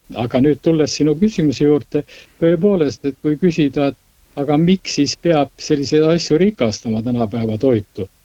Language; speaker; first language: Estonian; native; Estonian